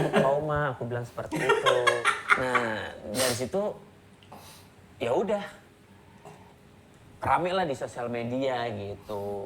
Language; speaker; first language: Indonesian; native; Indonesian